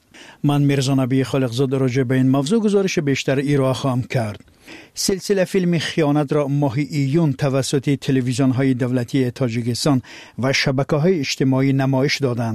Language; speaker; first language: Persian; native; Persian